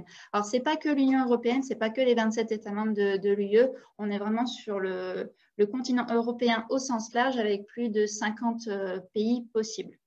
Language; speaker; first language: French; native; French